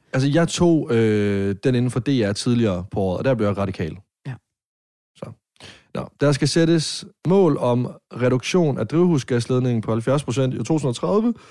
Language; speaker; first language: Danish; native; Danish